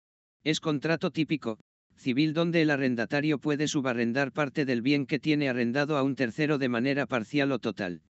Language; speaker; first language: Spanish; native; Spanish